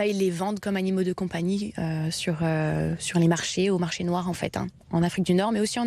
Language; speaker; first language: French; native; French